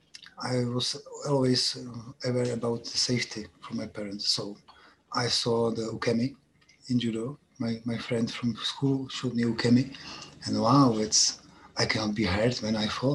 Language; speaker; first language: English; non-native, learner; Czech